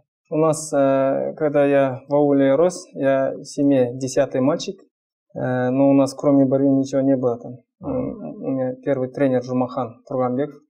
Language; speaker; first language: Russian; non-native, local second language; Kazakh